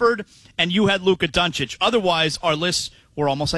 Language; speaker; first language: English; native; English